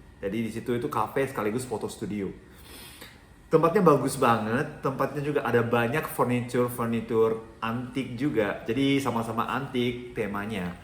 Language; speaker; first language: Indonesian; non-native, fluent; Japanese